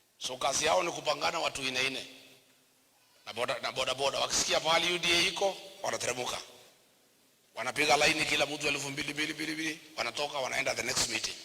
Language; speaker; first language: Swahili; non-native, local second language; Kikuyu